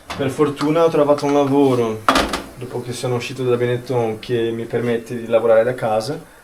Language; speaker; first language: Italian; non-native, fluent; Portuguese